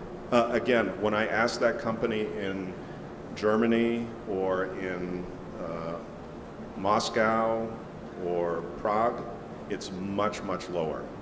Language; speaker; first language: English; native; English